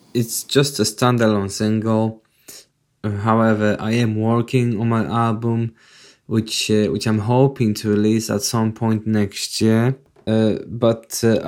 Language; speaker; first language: English; non-native, fluent; Polish